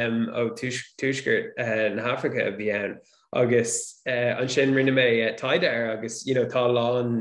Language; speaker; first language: Irish; non-native, local second language; English